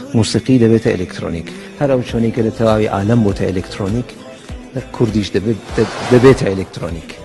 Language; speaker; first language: Central Kurdish; non-native, fluent; Persian